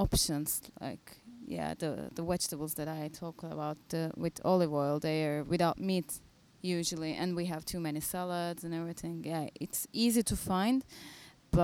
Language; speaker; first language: English; non-native, fluent; Turkish